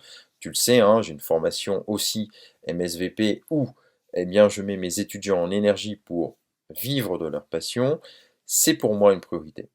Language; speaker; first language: French; native; French